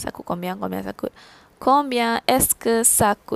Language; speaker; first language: French; non-native, learner; Malay